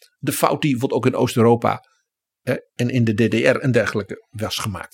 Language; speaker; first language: Dutch; native; Dutch